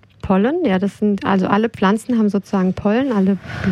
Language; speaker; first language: German; native; German